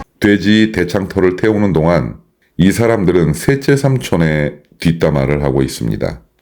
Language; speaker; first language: Korean; non-native, fluent; Chinese